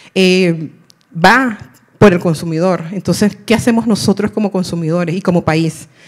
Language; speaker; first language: Spanish; non-native, local second language; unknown